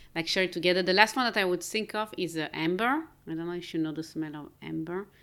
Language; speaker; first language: English; non-native, fluent; French